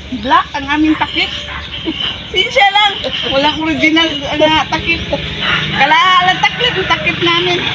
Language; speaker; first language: Filipino; non-native, local second language; Cebuano